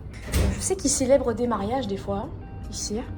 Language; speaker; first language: French; native; French